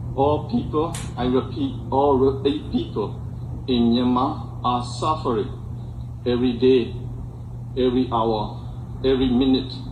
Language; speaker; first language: English; non-native, fluent; Burmese